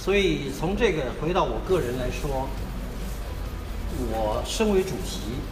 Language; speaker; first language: Chinese; native; Chinese